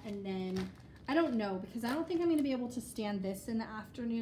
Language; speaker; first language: English; native; English